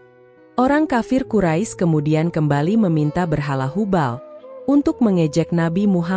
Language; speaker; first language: Indonesian; native; Indonesian